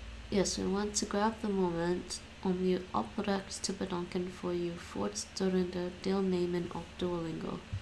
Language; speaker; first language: Dutch; non-native, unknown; English